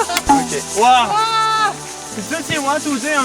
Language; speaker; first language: Chinese; non-native, fluent; French